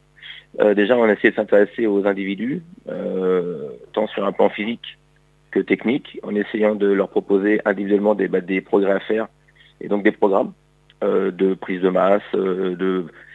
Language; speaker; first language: French; native; French